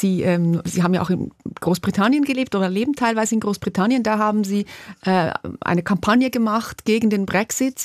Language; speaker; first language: German; native; German